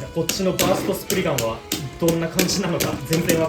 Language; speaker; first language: Japanese; native; Japanese